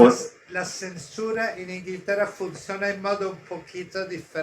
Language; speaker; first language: Spanish; non-native, fluent; Italian